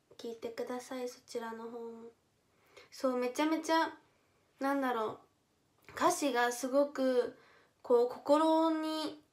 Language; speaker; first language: Japanese; native; Japanese